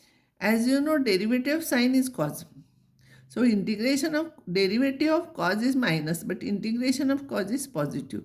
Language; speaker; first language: English; non-native, local second language; Marathi